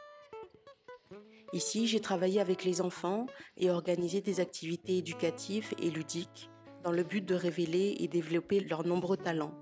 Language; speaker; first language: French; early bilingual, other home language; Malagasy